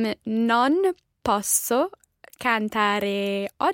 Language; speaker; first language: Italian; non-native, learner; English